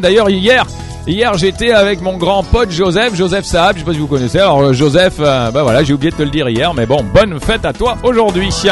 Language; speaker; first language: French; native; French